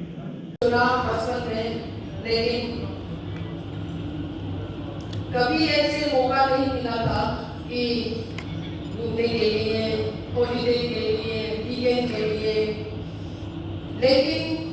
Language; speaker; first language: Hindi; non-native, local second language; Manipuri